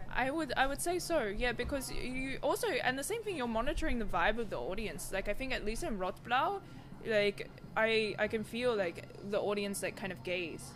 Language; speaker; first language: English; native; English